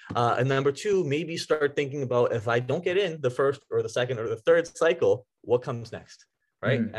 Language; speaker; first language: English; native; English